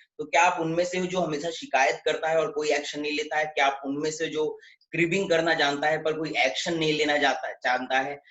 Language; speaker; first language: Hindi; native; Hindi